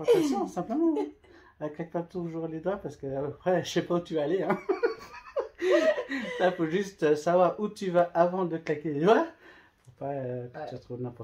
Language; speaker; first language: French; native; French